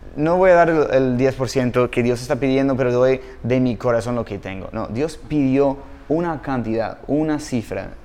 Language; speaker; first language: Spanish; non-native, fluent; English